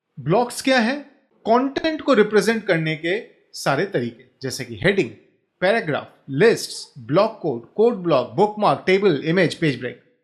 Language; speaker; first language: Hindi; native; Hindi